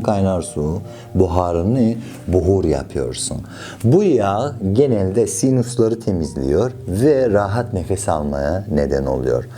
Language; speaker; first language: Turkish; non-native, fluent; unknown